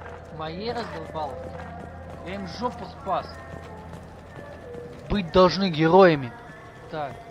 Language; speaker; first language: Russian; native; Russian